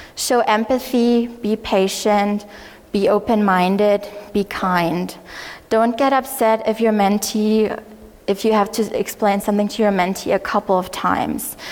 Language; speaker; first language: English; non-native, fluent; German